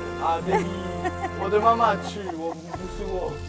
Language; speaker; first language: Chinese; non-native, learner; French